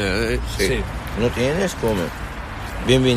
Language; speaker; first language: Spanish; non-native, learner; Arabic